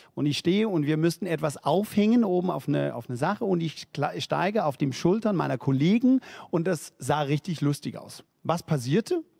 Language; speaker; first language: German; non-native, fluent; Danish